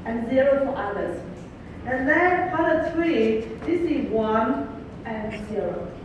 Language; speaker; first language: English; non-native, fluent; Vietnamese